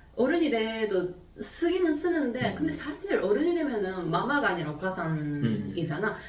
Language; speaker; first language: Korean; non-native, fluent; Japanese